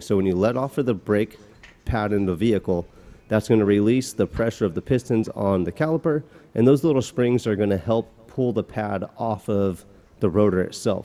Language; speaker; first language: English; native; English